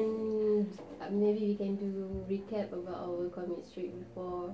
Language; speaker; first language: English; non-native, learner; Malay